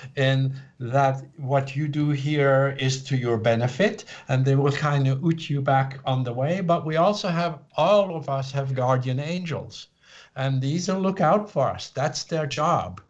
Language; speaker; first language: English; non-native, fluent; Swiss German